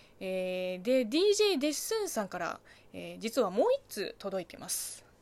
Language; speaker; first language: Japanese; non-native, fluent; Chinese